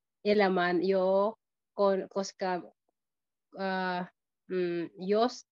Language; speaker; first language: Finnish; non-native, learner; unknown